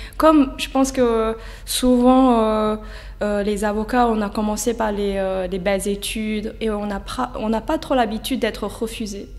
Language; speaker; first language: French; non-native, fluent; Chinese